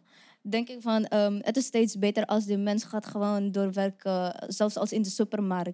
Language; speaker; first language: Dutch; non-native, learner; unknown